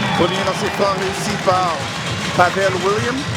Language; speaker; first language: French; native; French